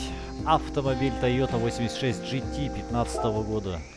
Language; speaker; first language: Russian; native; Russian